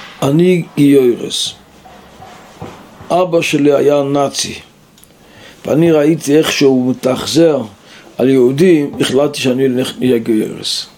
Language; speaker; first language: Hebrew; non-native, local second language; Yiddish